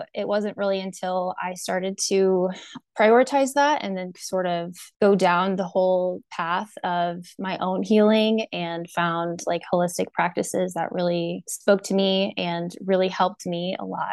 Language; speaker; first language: English; native; English